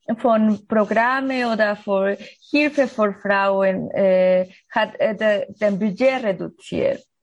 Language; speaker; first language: German; non-native, learner; Spanish